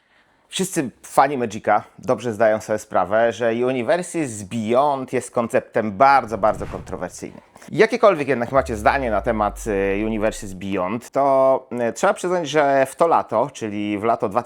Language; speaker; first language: Polish; native; Polish